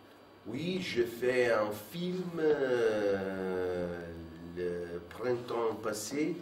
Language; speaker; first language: French; non-native, fluent; Italian